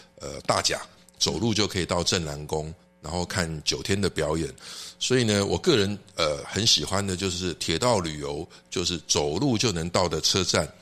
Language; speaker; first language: Chinese; native; Chinese